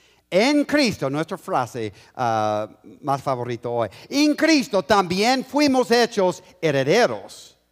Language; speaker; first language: Spanish; non-native, fluent; English